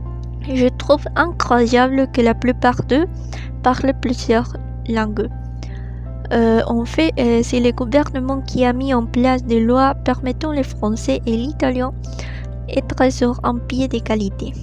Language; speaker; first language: French; non-native, learner; Spanish